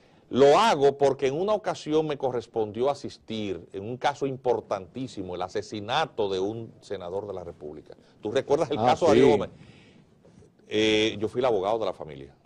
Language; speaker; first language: Spanish; native; Spanish